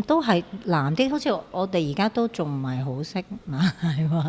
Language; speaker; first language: Cantonese; native; Cantonese